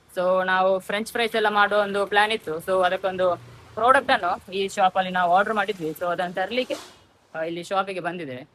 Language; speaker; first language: Kannada; non-native, local second language; Tulu